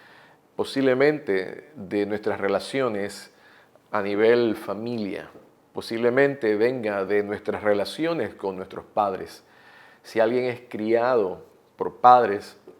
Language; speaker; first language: Spanish; native; Spanish